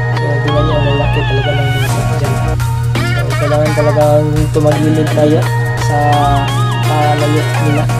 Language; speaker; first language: Filipino; non-native, local second language; Cebuano